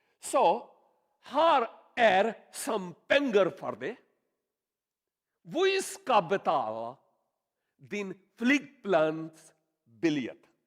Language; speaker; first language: Swedish; non-native, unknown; Urdu